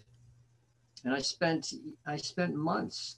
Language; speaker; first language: English; native; English